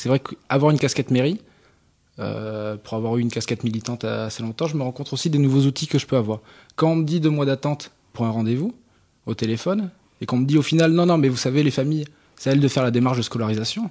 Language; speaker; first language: French; native; French